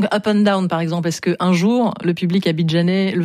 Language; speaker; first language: French; native; French